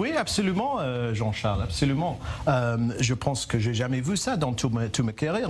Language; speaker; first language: French; non-native, learner; English